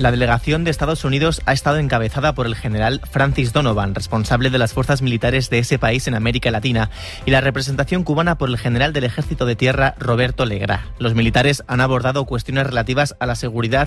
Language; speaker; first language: Spanish; native; Spanish